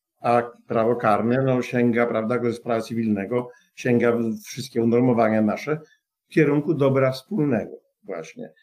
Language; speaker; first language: Polish; native; Polish